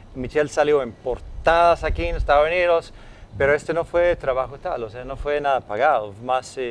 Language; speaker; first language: Spanish; non-native, fluent; Swedish